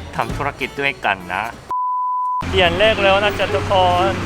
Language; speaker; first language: Thai; non-native, fluent; Korean